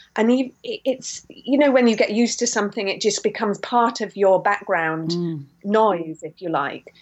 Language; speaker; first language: English; native; English